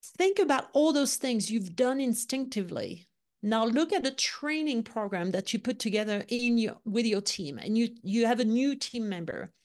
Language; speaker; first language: English; non-native, fluent; French